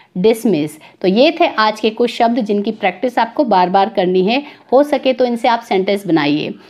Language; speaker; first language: Hindi; native; Hindi